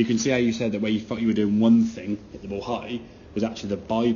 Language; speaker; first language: English; native; English